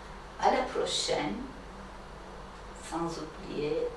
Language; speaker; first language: French; non-native, fluent; Turkish